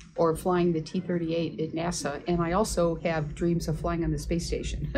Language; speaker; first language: English; native; English